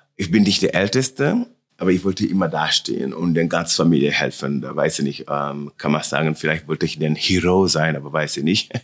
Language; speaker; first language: German; non-native, learner; Wolof